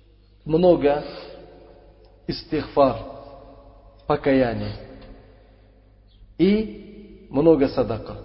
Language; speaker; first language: Russian; non-native, fluent; Uzbek